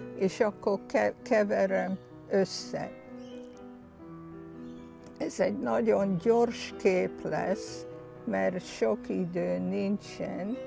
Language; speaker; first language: Hungarian; early bilingual, heritage; Hungarian